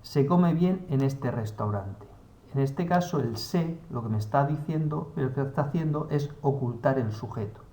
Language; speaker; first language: Spanish; native; Spanish